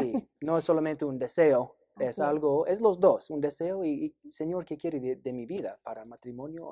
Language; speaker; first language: Spanish; non-native, fluent; English